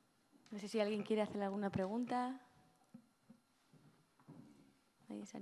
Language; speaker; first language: Spanish; native; Spanish